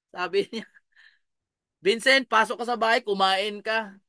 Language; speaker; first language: Filipino; non-native, local second language; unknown